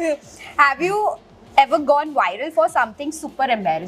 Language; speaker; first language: English; non-native, local second language; Hindi